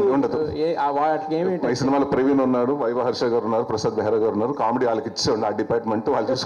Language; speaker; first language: Telugu; native; Telugu